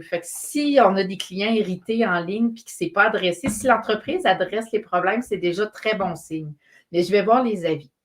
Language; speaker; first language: French; native; French